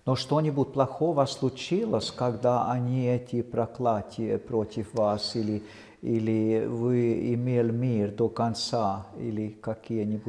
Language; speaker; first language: Russian; non-native, fluent; Swedish